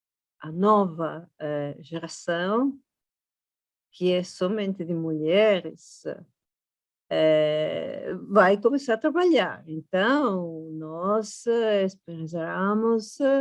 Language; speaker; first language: Portuguese; non-native, fluent; Italian